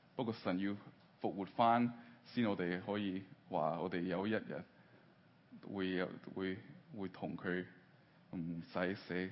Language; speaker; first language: Cantonese; early bilingual, heritage; Cantonese